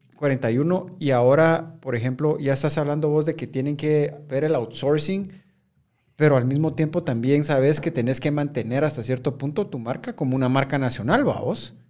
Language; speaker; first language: Spanish; native; Spanish